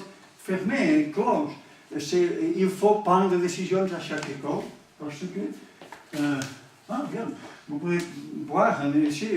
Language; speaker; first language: French; non-native, learner; Catalan